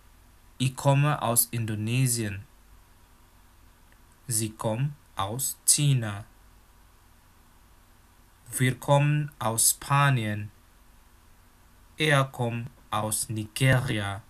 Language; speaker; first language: German; non-native, fluent; Indonesian